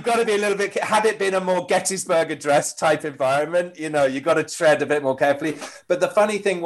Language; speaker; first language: English; native; English